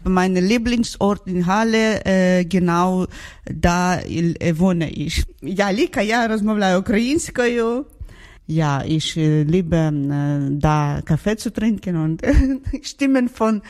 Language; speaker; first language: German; non-native, learner; Ukrainian